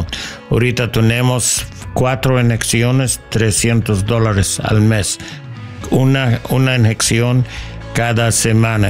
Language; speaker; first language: Spanish; non-native, learner; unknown